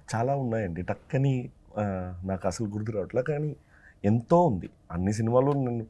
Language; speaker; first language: Telugu; non-native, fluent; Tamil